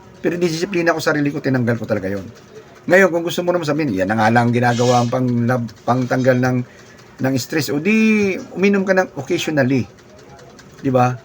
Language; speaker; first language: Filipino; non-native, local second language; Cebuano